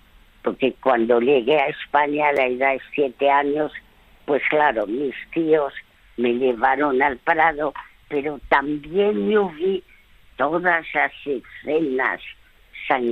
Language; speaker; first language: Spanish; early bilingual, other home language; French